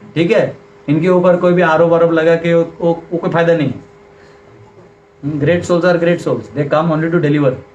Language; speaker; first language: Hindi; non-native, local second language; Marathi